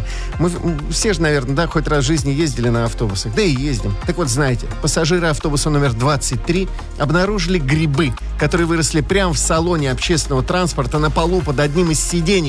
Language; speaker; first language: Russian; native; Russian